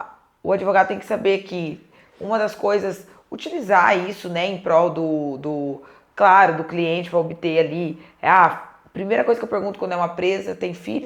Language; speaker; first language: Portuguese; native; Portuguese